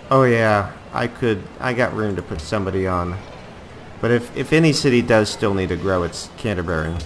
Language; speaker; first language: English; native; English